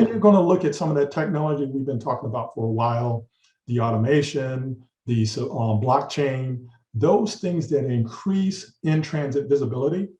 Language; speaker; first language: English; native; English